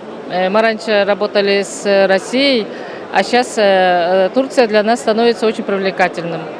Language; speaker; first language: Russian; non-native, local second language; Kyrgyz